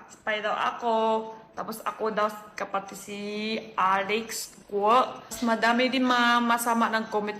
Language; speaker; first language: Filipino; non-native, learner; Chinese